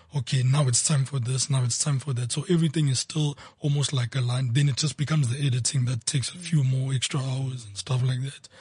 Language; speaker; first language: English; non-native, local second language; Zulu